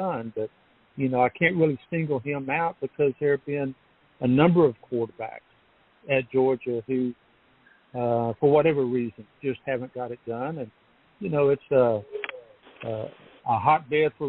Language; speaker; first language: English; native; English